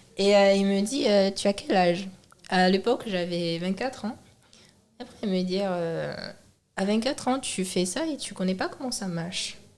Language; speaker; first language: French; non-native, fluent; Chinese